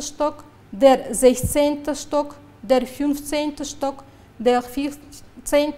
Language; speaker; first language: German; non-native, fluent; Uzbek